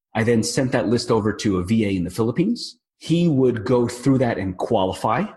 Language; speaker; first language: English; native; English